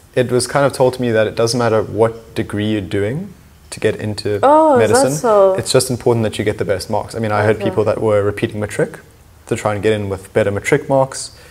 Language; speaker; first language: English; native; English